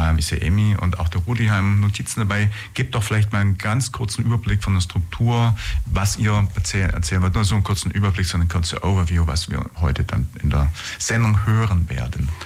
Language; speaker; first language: German; native; German